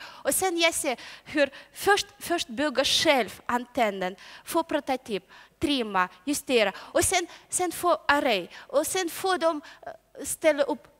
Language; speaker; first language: Swedish; non-native, learner; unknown